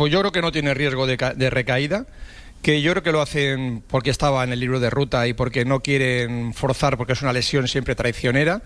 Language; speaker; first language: Spanish; native; Spanish